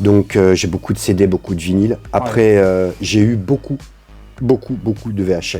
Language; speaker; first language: French; native; French